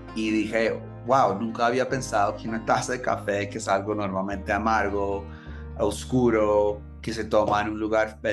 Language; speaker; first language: Spanish; non-native, fluent; English